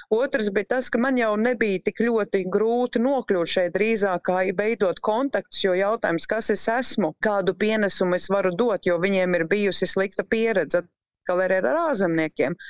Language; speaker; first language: Latvian; native; Latvian